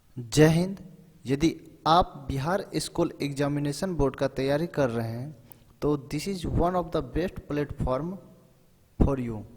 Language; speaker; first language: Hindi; native; Hindi